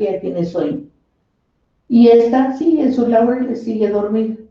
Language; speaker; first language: Spanish; native; Spanish